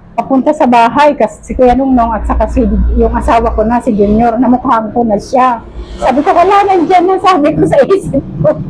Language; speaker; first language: Filipino; non-native, local second language; Waray